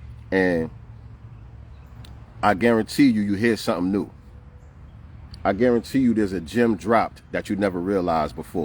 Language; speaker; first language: English; native; English